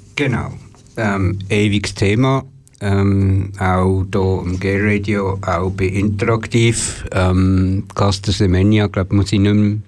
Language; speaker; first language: German; native; German